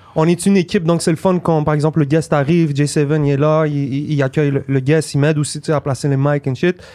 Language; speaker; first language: French; early bilingual, other home language; Arabic